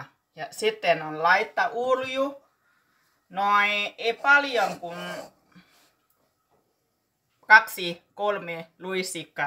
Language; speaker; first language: Finnish; non-native, learner; Thai